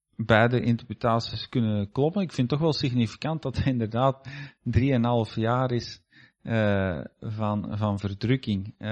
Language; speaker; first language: Dutch; native; Dutch